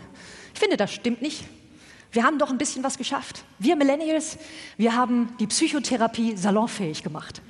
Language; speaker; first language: German; native; German